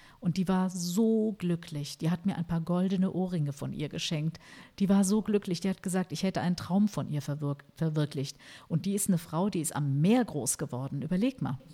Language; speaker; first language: German; early bilingual, other home language; Turkish